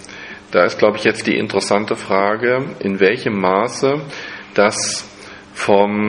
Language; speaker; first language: German; non-native, fluent; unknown